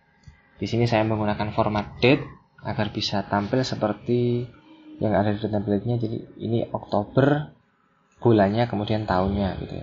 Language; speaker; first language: Indonesian; native; Indonesian